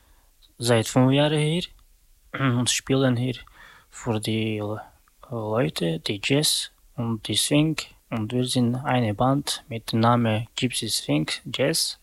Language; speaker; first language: German; non-native, learner; Slovak